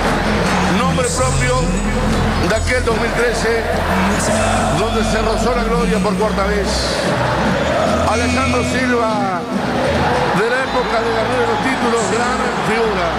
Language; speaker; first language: Spanish; native; Spanish